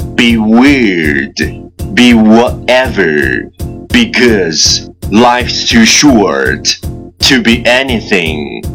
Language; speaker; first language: English; non-native, fluent; Chinese